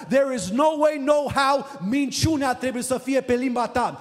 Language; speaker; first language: Romanian; early bilingual, heritage; Romanian